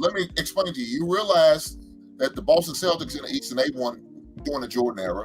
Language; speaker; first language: English; native; English